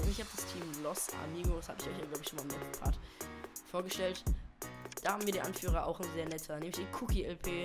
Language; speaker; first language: German; native; German